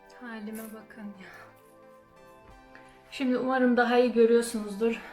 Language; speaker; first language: Turkish; early bilingual, other home language; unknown